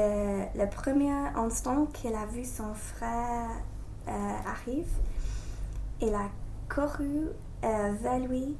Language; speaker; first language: French; non-native, learner; English